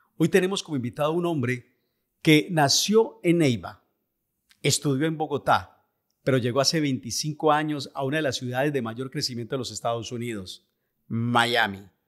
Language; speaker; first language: Spanish; native; Spanish